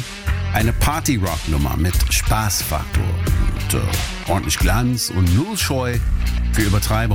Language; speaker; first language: German; native; German